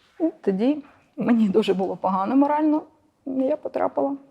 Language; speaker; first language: Ukrainian; non-native, local second language; Russian